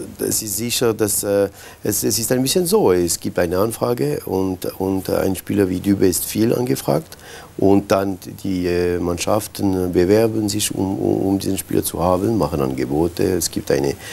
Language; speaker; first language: German; non-native, local second language; French